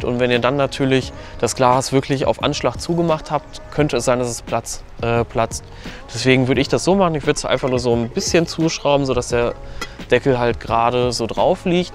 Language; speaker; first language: German; native; German